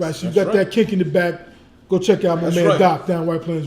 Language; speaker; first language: English; native; English